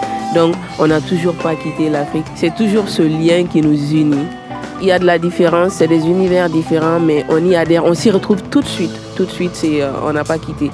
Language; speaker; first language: French; non-native, local second language; Bambara